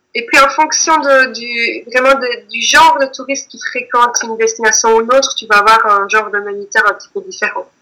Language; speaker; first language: French; native; French